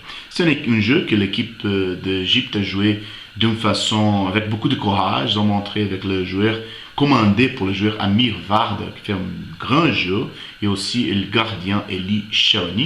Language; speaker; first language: French; non-native, fluent; Portuguese